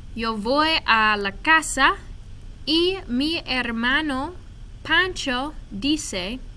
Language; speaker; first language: Spanish; non-native, fluent; English